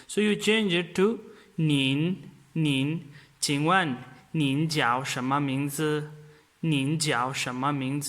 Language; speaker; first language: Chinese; non-native, fluent; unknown